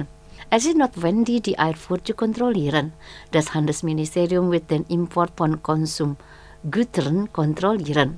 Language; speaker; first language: German; non-native, fluent; Indonesian